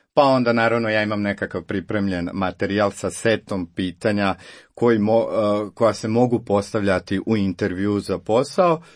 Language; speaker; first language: Croatian; native; Croatian